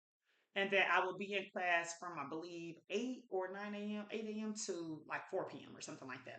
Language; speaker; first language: English; native; English